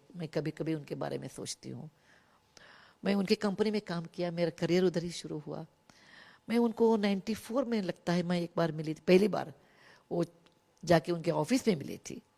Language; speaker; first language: Hindi; non-native, local second language; Kannada